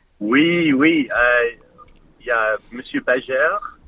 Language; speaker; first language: French; non-native, learner; English